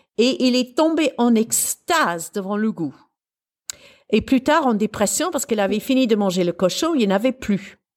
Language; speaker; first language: French; non-native, fluent; English